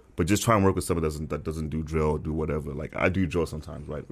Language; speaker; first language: English; non-native, local second language; Tswana